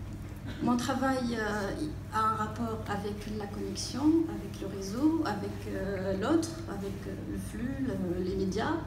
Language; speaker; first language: French; non-native, local second language; Arabic